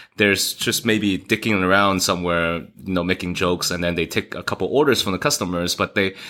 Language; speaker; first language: English; early bilingual, other home language; Cantonese